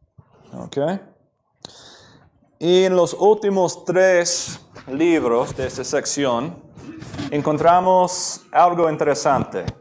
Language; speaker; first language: Spanish; non-native, fluent; English